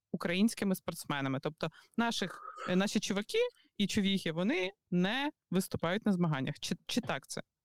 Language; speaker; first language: Ukrainian; native; Ukrainian